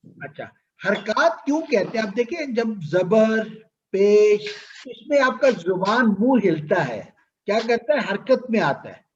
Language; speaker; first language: Urdu; native; Urdu